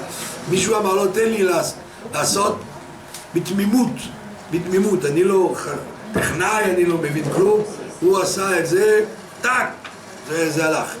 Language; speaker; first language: Hebrew; non-native, fluent; French